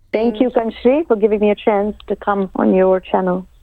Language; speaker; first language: Gujarati; early bilingual, heritage; Gujarati